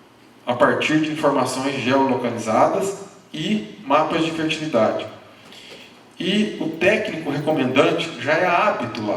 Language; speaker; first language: Portuguese; native; Portuguese